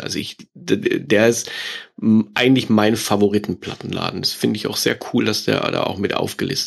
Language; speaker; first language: German; native; German